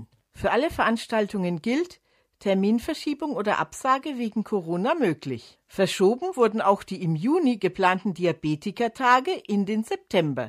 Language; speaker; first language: German; native; German